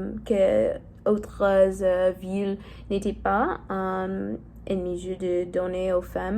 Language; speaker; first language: French; non-native, learner; English